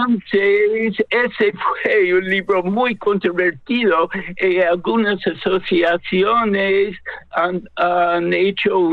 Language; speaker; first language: Spanish; non-native, fluent; English